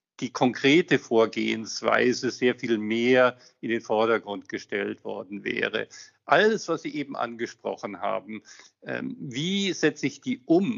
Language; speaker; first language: German; native; German